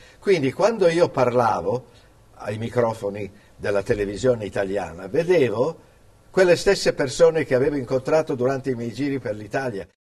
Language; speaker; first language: Italian; early bilingual, other home language; English